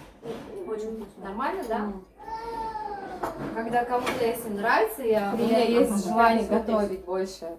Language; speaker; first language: Russian; non-native, local second language; Kazakh